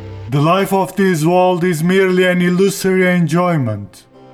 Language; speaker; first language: English; non-native, fluent; Turkish